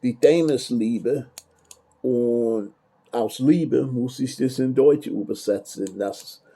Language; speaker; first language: German; non-native, learner; English